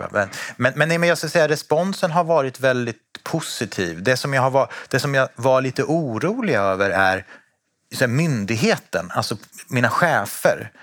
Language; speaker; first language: Swedish; native; Swedish